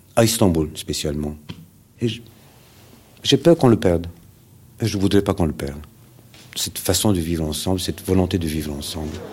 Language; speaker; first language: French; non-native, fluent; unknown